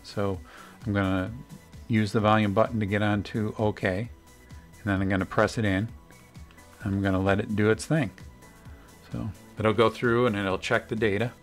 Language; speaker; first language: English; native; English